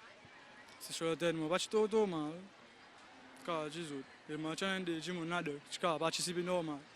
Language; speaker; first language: French; non-native, learner; Seselwa Creole French